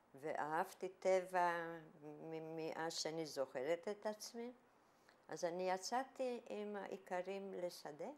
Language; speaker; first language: Hebrew; non-native, fluent; German